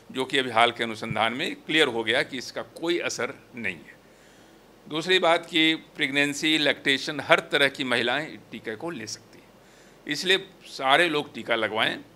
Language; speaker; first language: Hindi; native; Hindi